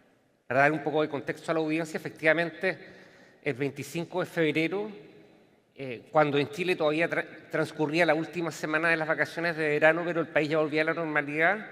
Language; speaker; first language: Spanish; native; Spanish